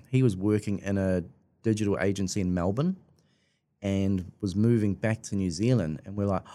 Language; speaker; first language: English; native; English